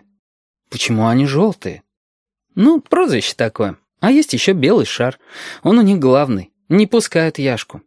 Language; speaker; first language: Russian; native; Russian